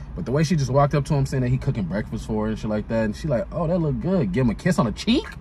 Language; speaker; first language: English; native; English